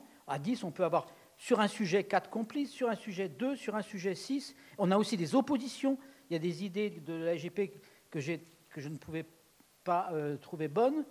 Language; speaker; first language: French; native; French